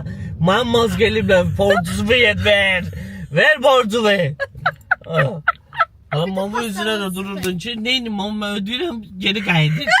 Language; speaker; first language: Azerbaijani; native; Azerbaijani